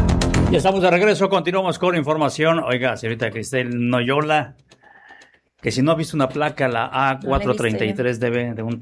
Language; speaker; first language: Spanish; native; Spanish